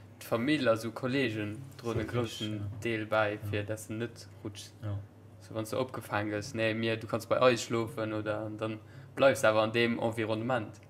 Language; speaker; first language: Luxembourgish; native; Luxembourgish